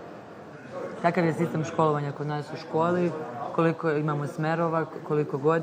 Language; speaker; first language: Bosnian; native; Bosnian